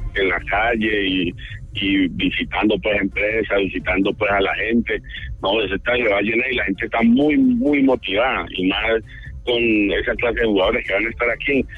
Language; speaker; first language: Spanish; native; Spanish